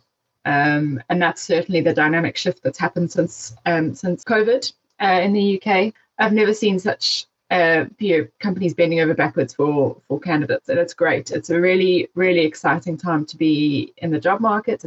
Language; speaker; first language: English; native; English